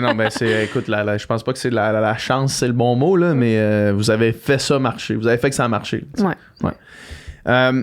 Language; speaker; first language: French; native; French